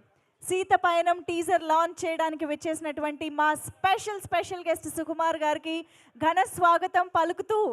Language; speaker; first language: Telugu; native; Telugu